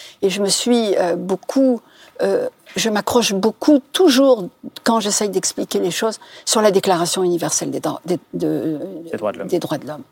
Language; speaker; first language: French; non-native, local second language; Arabic